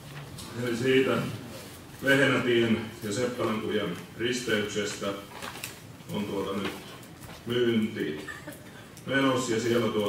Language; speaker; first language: Finnish; native; Finnish